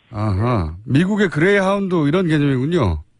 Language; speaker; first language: Korean; native; Korean